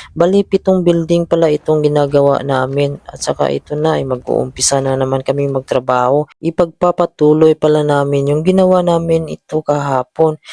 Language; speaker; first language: Filipino; native; Filipino